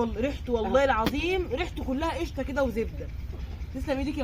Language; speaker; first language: Arabic; native; Arabic